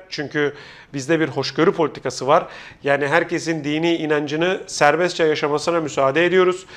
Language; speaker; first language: Turkish; native; Turkish